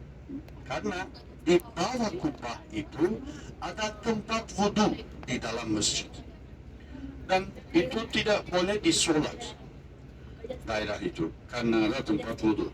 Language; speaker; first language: Indonesian; non-native, fluent; Turkish